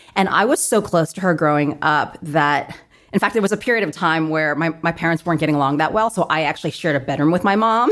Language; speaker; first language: English; native; English